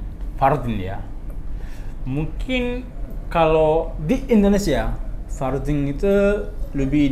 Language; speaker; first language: Indonesian; non-native, fluent; Japanese